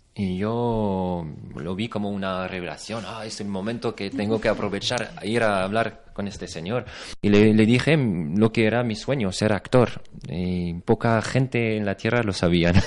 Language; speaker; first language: Spanish; non-native, fluent; French